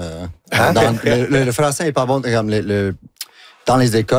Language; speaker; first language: French; non-native, local second language; English